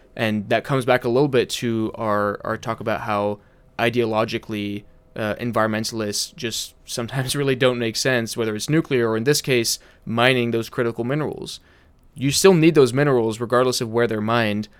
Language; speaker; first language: English; early bilingual, heritage; English